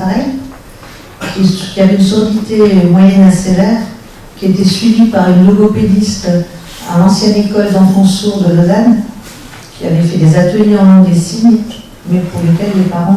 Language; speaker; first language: French; native; French